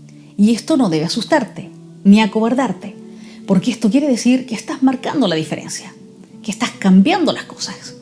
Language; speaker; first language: Spanish; native; Spanish